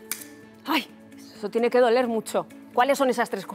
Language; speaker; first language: Spanish; native; Spanish